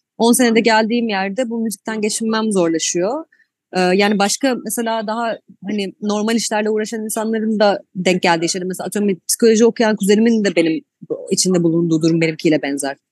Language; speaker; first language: Turkish; native; Turkish